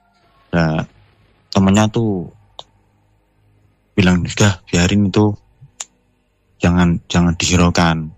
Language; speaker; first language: Indonesian; non-native, local second language; Javanese